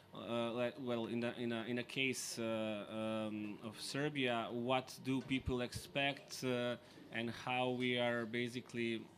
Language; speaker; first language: English; non-native, fluent; Serbian